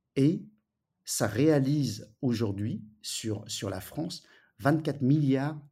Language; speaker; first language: French; early bilingual, other home language; Wu Chinese